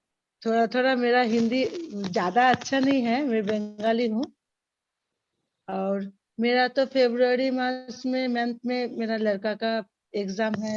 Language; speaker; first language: Hindi; non-native, local second language; Bangla